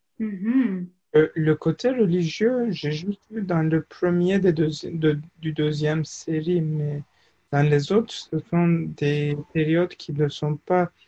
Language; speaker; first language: French; non-native, fluent; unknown